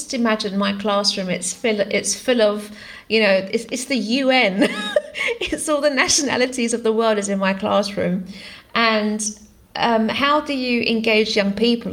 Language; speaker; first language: English; non-native, local second language; Greek